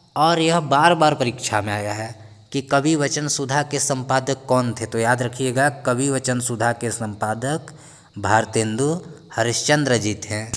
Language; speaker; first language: Hindi; native; Hindi